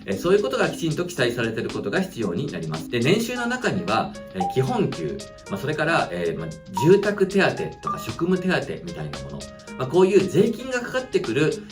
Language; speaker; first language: Japanese; native; Japanese